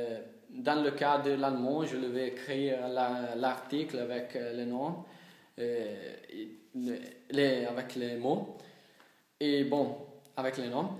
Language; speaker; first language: French; non-native, learner; Italian